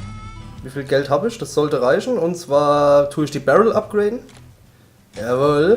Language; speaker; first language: German; native; German